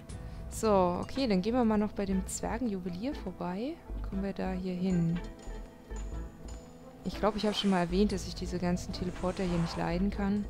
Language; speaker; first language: German; native; German